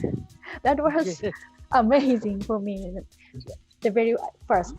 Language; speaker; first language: English; non-native, fluent; Japanese